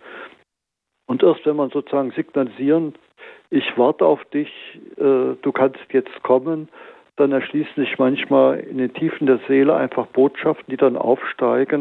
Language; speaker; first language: German; native; German